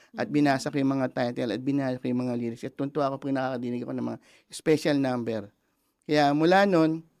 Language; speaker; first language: Filipino; native; Filipino